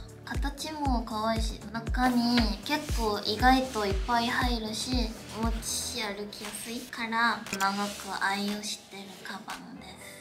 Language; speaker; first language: Japanese; non-native, fluent; Korean